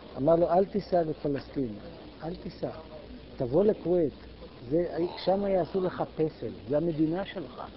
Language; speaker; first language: Hebrew; native; Hebrew